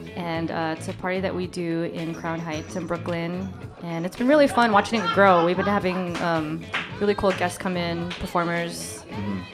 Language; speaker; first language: English; native; English